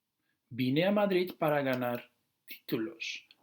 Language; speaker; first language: Spanish; non-native, fluent; Dutch